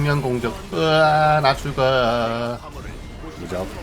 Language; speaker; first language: Korean; native; Korean